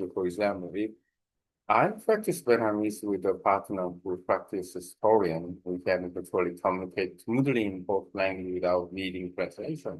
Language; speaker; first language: English; non-native, learner; Korean